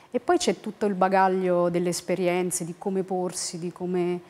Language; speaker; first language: Italian; native; Italian